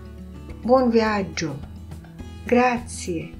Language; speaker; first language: Italian; non-native, fluent; Polish